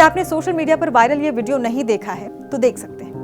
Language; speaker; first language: Hindi; native; Hindi